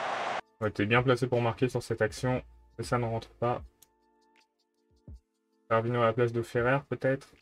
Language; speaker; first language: French; native; French